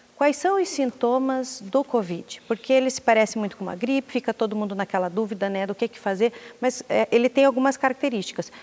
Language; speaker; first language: Portuguese; native; Portuguese